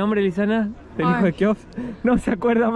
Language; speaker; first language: Spanish; native; Spanish